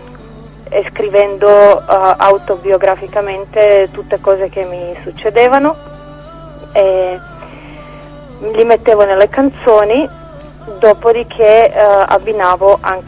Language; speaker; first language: Italian; non-native, fluent; Croatian